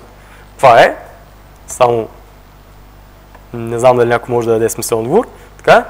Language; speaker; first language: Bulgarian; native; Bulgarian